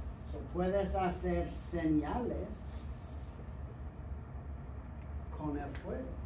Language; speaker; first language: Spanish; non-native, fluent; English